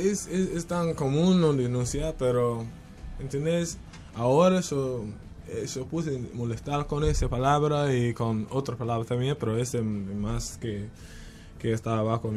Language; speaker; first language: Spanish; non-native, learner; English